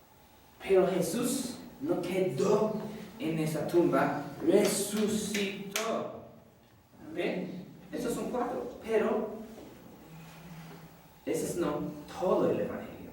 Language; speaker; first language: Spanish; non-native, fluent; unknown